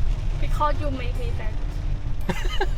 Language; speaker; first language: English; non-native, learner; Thai